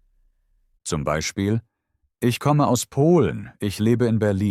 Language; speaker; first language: German; native; German